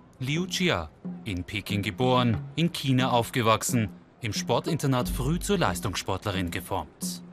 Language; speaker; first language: German; native; German